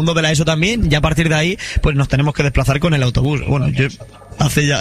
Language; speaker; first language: Spanish; native; Spanish